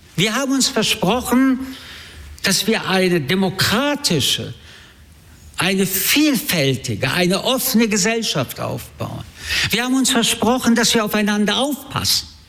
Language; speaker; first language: German; early bilingual, other home language; French